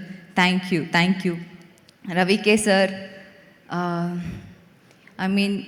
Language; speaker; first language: Telugu; non-native, fluent; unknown